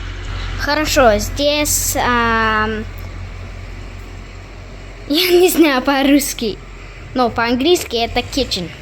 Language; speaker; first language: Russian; non-native, learner; English